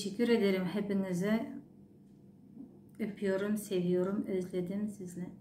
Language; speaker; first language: Turkish; non-native, learner; Russian